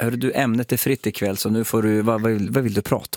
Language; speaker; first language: Swedish; native; Swedish